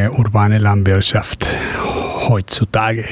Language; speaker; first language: German; non-native, fluent; Spanish